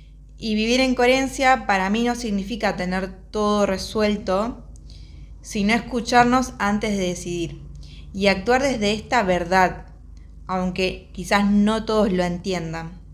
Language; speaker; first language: Spanish; native; Spanish